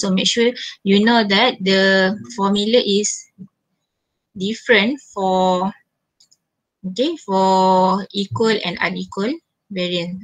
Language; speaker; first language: English; non-native, local second language; Malay